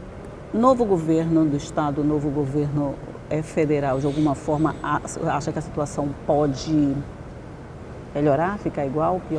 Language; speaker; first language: Portuguese; native; Portuguese